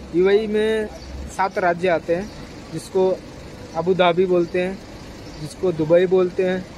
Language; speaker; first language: Hindi; non-native, local second language; Gujarati